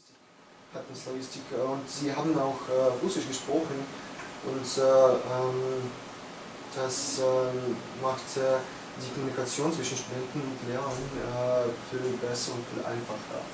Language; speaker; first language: German; non-native, learner; Russian